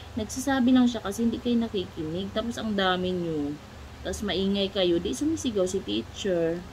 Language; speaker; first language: Filipino; non-native, local second language; Cebuano